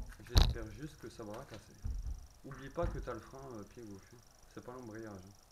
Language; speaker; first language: French; native; French